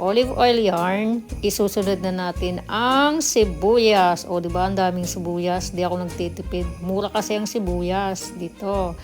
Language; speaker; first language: Filipino; native; Filipino